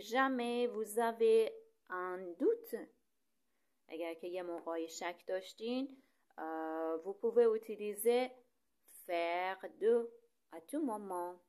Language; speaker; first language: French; non-native, fluent; Persian